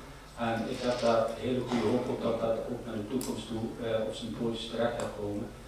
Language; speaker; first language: Dutch; native; Dutch